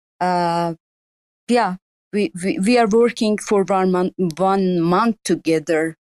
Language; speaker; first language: English; non-native, learner; Persian